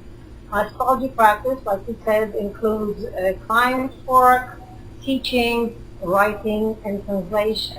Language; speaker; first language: English; non-native, fluent; Hebrew